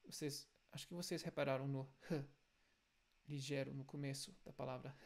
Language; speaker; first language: Portuguese; non-native, fluent; German